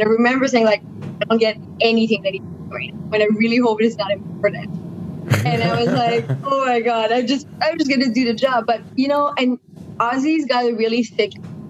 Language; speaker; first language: English; non-native, fluent; French